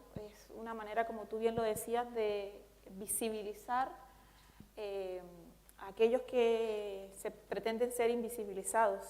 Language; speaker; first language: Spanish; native; Spanish